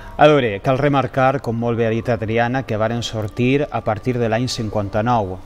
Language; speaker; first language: Catalan; native; Catalan